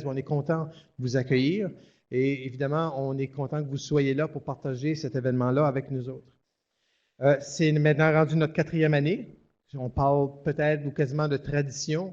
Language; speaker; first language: French; native; French